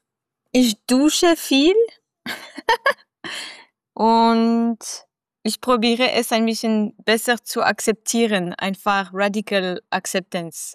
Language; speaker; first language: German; non-native, local second language; French